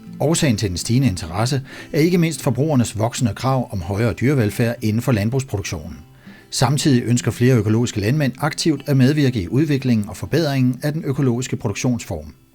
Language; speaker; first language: Danish; native; Danish